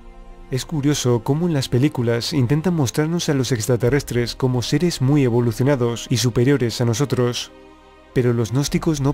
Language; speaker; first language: Spanish; native; Spanish